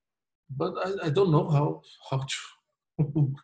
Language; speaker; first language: English; non-native, fluent; Portuguese